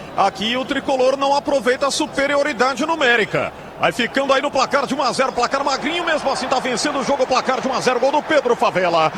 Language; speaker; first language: Portuguese; native; Portuguese